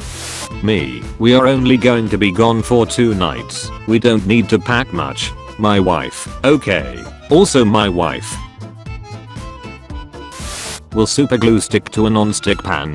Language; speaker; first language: English; native; English